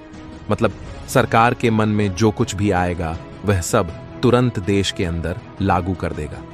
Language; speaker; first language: Hindi; native; Hindi